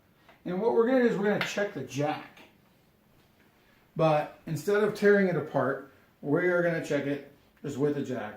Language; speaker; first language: English; native; English